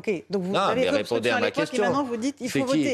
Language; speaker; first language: French; native; French